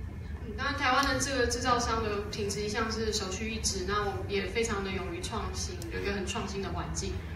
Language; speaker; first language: Chinese; native; Chinese